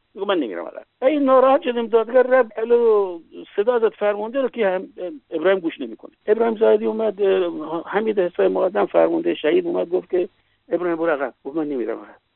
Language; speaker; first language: Persian; native; Persian